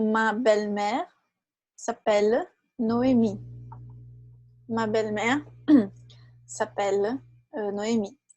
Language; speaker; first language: French; non-native, fluent; Portuguese